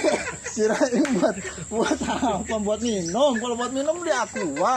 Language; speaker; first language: Indonesian; native; Indonesian